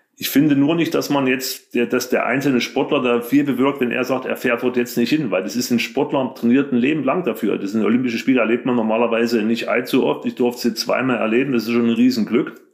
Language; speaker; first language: German; native; German